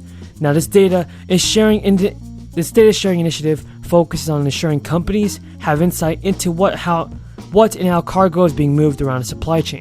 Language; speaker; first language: English; native; English